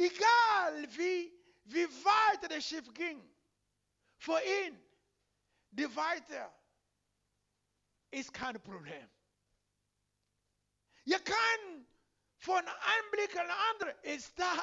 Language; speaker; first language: German; non-native, learner; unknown